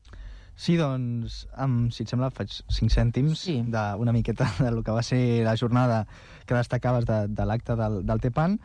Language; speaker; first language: Catalan; native; Catalan